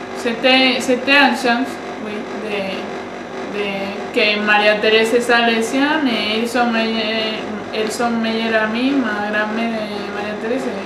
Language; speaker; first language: French; non-native, learner; Spanish